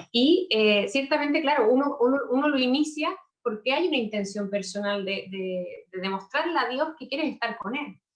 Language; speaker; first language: Spanish; native; Spanish